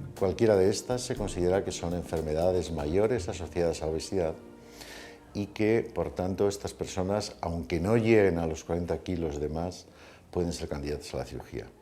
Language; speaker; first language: Spanish; native; Spanish